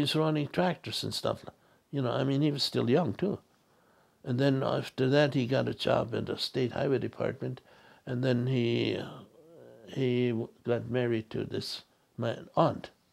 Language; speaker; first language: English; native; English